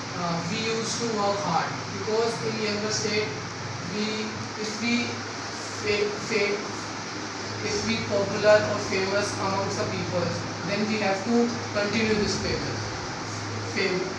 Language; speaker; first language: English; non-native, learner; Hindi